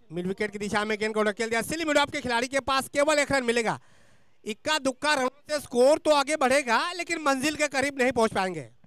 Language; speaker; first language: Hindi; non-native, local second language; Marathi